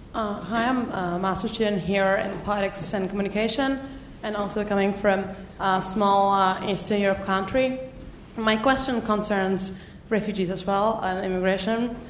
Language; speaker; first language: English; non-native, fluent; Czech